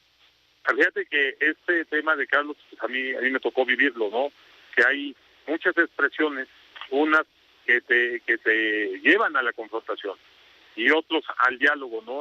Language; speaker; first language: Spanish; native; Spanish